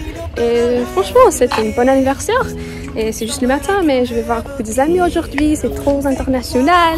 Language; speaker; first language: French; non-native, learner; English